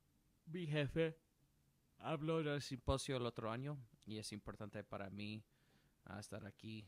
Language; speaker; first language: Spanish; non-native, learner; English